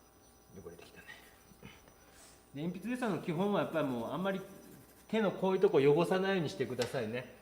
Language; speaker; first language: Japanese; native; Japanese